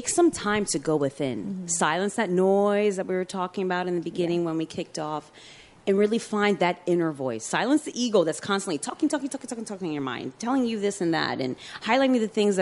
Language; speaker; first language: English; early bilingual, other home language; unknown